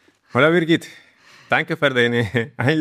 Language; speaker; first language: German; non-native, learner; Spanish